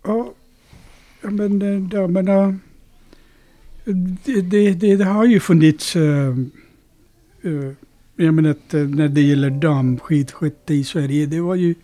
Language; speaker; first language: Swedish; non-native, fluent; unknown